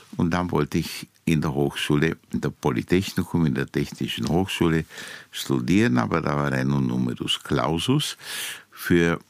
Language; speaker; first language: German; non-native, fluent; Romanian